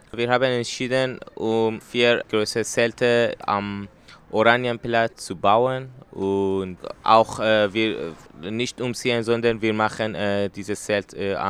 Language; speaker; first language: German; non-native, learner; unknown